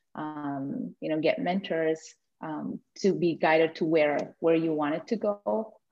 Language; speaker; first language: English; non-native, fluent; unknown